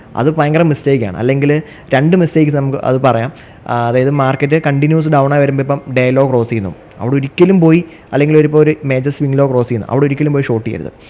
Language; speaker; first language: Malayalam; native; Malayalam